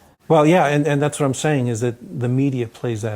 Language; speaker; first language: English; native; English